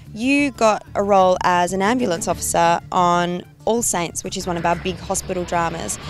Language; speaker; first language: English; early bilingual, other home language; Portuguese